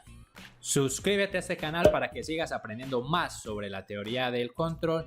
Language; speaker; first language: Spanish; native; Spanish